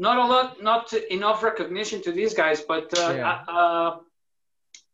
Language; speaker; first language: English; non-native, fluent; Spanish